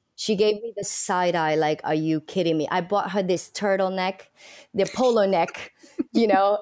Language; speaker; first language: English; early bilingual, other home language; Spanish